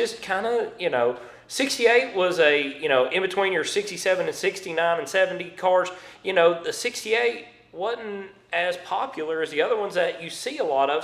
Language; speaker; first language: English; native; English